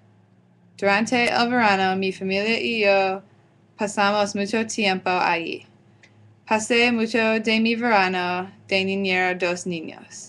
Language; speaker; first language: Spanish; non-native, learner; English